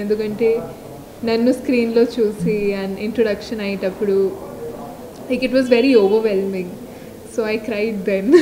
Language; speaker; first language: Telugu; non-native, fluent; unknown